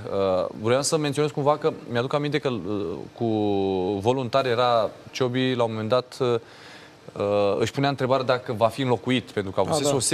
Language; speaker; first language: Romanian; native; Romanian